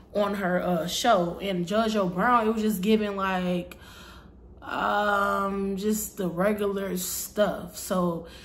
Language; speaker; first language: English; native; English